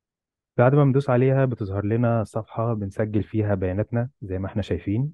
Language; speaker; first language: Arabic; native; Arabic